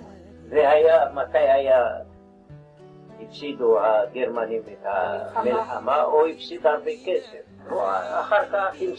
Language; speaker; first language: Hebrew; non-native, learner; Arabic